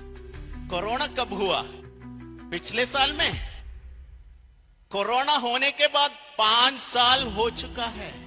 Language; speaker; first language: Hindi; non-native, fluent; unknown